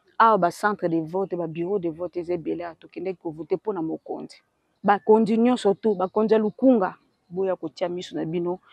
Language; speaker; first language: Lingala; native; Lingala